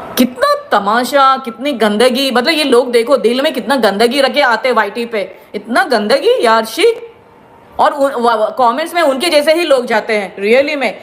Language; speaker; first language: Hindi; non-native, local second language; Gujarati